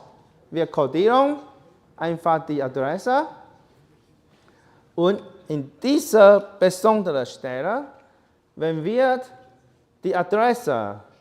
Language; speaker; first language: German; non-native, learner; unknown